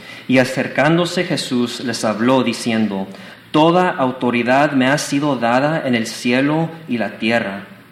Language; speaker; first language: Spanish; early bilingual, heritage; Spanish